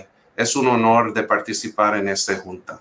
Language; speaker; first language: Spanish; early bilingual, heritage; English